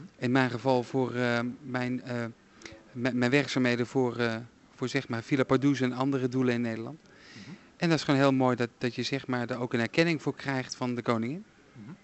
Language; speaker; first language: Dutch; native; Dutch